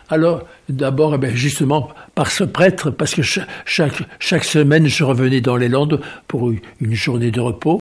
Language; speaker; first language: French; native; French